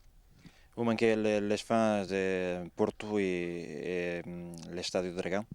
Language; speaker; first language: French; non-native, learner; Portuguese